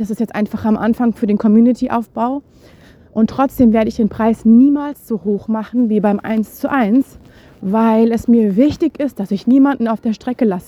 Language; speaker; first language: German; native; German